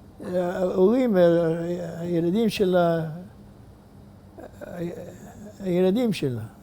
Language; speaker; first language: Hebrew; non-native, fluent; Arabic